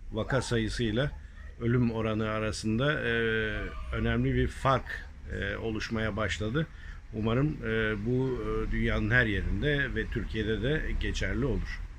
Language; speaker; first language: Turkish; native; Turkish